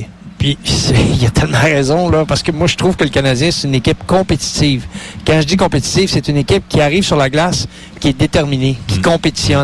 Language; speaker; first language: French; native; French